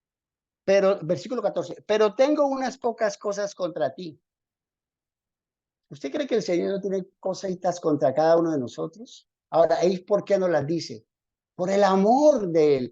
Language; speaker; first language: Spanish; native; Spanish